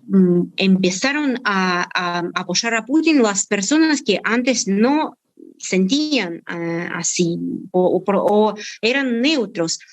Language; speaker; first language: Spanish; non-native, fluent; Russian